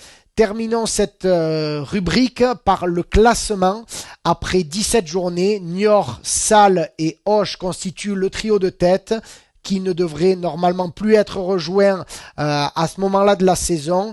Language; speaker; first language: French; native; French